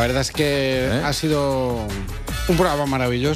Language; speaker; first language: Spanish; native; Spanish